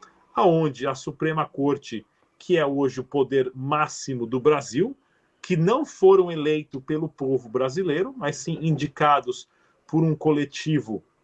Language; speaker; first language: Portuguese; native; Portuguese